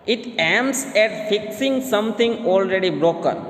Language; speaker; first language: English; non-native, local second language; Gujarati